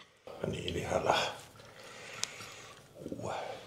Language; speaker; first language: Indonesian; non-native, learner; French